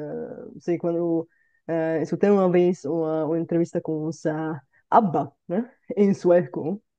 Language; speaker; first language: Portuguese; non-native, fluent; Bulgarian